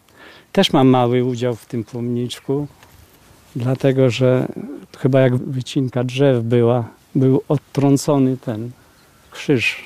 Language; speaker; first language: Polish; native; Polish